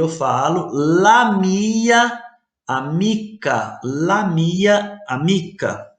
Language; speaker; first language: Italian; non-native, fluent; Portuguese